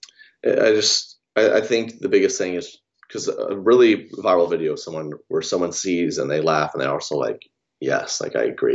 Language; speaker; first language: English; native; English